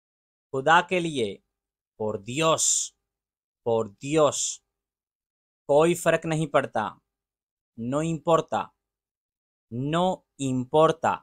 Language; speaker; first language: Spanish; non-native, learner; Urdu